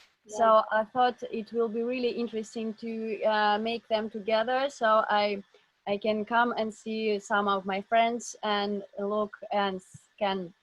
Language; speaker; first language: English; non-native, learner; Russian